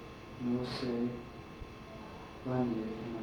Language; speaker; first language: Spanish; non-native, learner; English